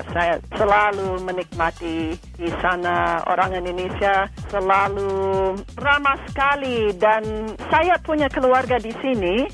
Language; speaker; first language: Indonesian; non-native, fluent; English